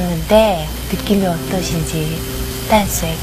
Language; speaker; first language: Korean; non-native, fluent; Chinese